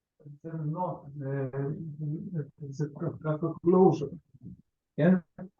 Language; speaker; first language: Hebrew; non-native, learner; Russian